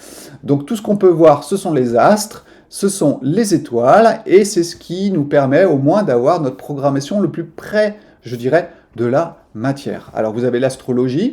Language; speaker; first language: French; native; French